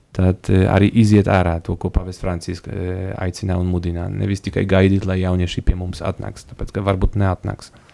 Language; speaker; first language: Latvian; non-native, fluent; Polish